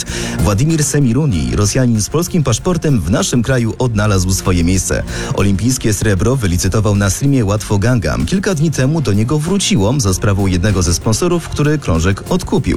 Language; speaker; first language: Polish; native; Polish